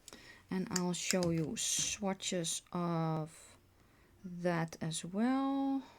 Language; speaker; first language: English; non-native, fluent; Dutch